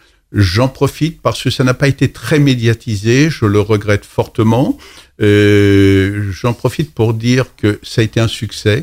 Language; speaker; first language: French; native; French